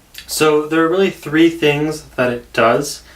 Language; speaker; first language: English; native; English